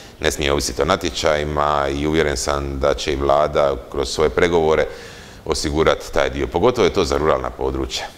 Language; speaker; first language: Croatian; native; Croatian